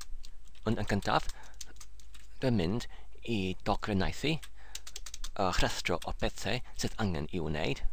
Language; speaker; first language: Welsh; non-native, learner; English